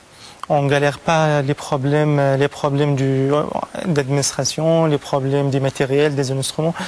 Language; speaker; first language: French; non-native, fluent; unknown